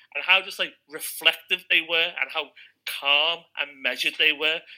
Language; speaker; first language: English; native; English